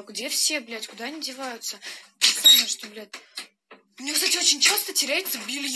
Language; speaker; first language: Russian; native; Russian